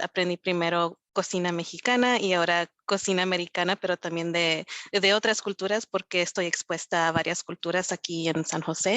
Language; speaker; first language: Spanish; early bilingual, heritage; Spanish